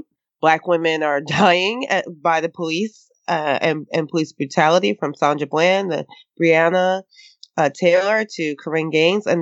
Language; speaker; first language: English; native; English